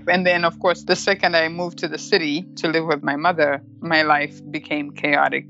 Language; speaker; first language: English; non-native, local second language; Shona